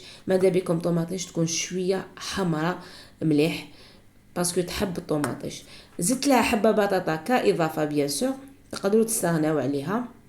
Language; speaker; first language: Arabic; native; Arabic